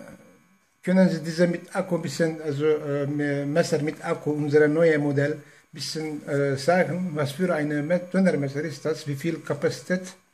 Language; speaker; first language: German; non-native, learner; Turkish